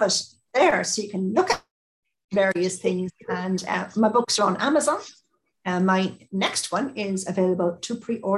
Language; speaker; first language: English; native; English